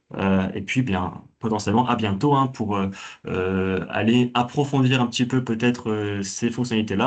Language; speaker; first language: French; native; French